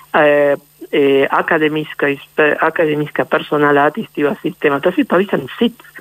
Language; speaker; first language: Latvian; non-native, fluent; Spanish